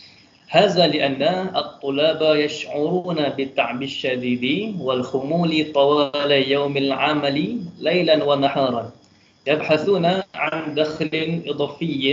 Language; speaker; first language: Arabic; non-native, learner; Malay